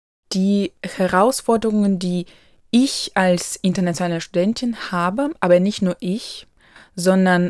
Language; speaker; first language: German; non-native, local second language; Ukrainian